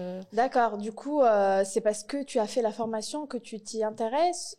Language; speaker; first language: French; native; French